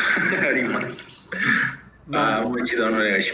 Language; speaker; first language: Japanese; non-native, learner; Spanish